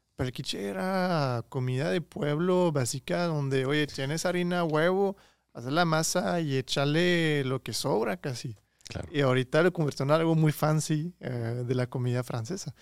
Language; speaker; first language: Spanish; non-native, fluent; French